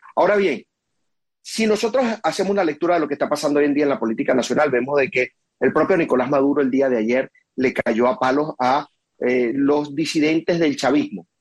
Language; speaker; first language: Spanish; native; Spanish